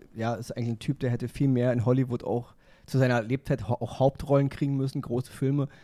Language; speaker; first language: German; native; German